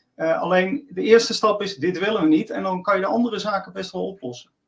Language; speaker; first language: Dutch; native; Dutch